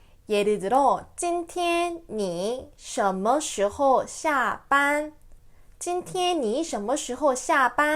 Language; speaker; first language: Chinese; non-native, fluent; Korean